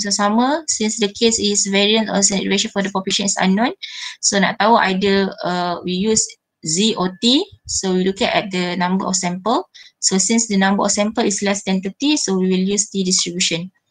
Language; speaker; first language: English; non-native, local second language; Malay